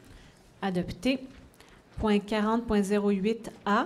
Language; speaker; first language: French; native; French